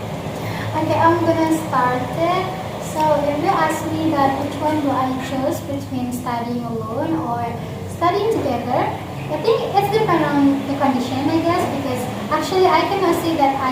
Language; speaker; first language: English; non-native, learner; Indonesian